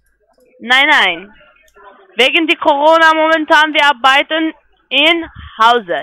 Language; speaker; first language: German; non-native, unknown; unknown